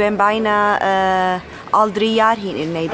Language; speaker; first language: Dutch; non-native, learner; Arabic